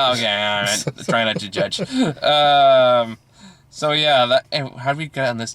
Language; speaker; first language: English; native; English